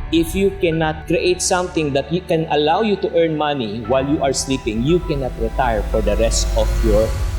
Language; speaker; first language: English; non-native, local second language; Filipino